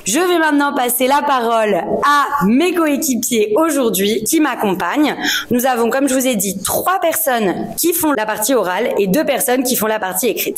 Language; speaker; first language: French; native; French